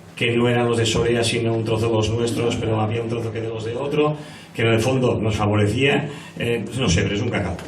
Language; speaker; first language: Spanish; non-native, local second language; Catalan